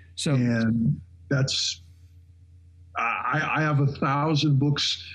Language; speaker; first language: English; native; English